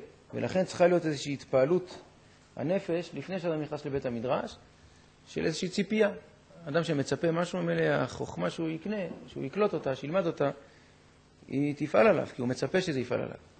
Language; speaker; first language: Hebrew; native; Hebrew